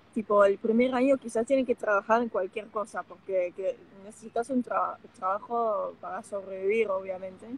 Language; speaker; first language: Spanish; non-native, fluent; Dutch